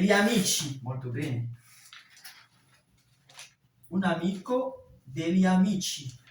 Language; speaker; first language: Italian; non-native, fluent; French